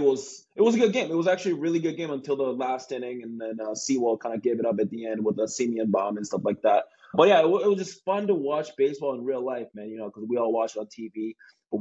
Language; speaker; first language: English; non-native, fluent; Korean